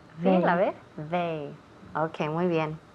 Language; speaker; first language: Spanish; non-native, fluent; English